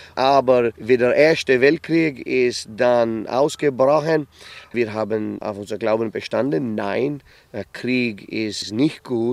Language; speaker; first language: German; early bilingual, heritage; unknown